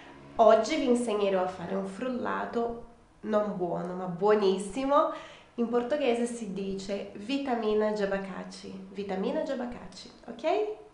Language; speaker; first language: Italian; non-native, fluent; Portuguese